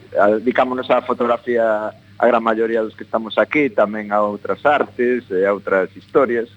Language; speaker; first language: Galician; non-native, local second language; Spanish